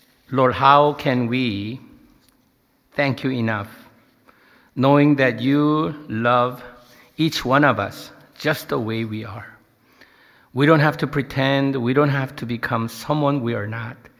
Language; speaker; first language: English; early bilingual, other home language; Korean